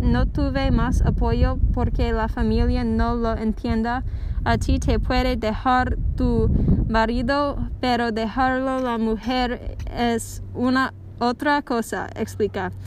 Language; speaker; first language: Spanish; non-native, learner; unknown